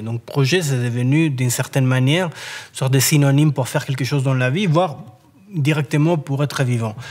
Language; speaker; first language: French; native; French